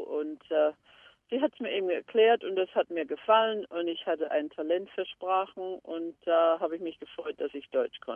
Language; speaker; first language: German; early bilingual, heritage; German